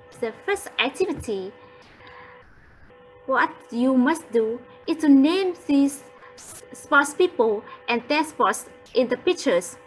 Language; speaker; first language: English; non-native, fluent; Vietnamese